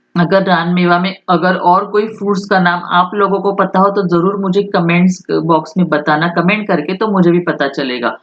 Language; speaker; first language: Hindi; non-native, local second language; Marathi